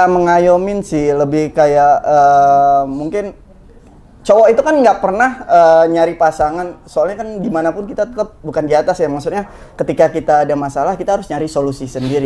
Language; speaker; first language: Indonesian; native; Indonesian